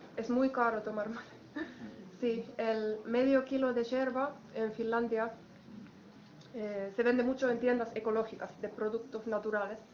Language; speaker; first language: Spanish; non-native, fluent; Finnish